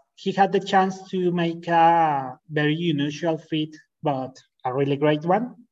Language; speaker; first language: English; non-native, fluent; Spanish